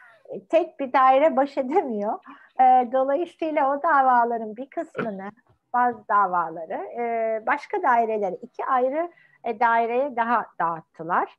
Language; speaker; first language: Turkish; native; Turkish